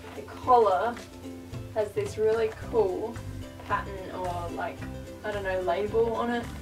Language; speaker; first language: English; native; English